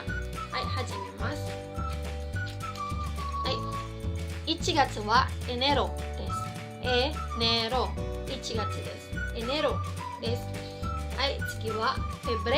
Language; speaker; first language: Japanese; non-native, fluent; Cebuano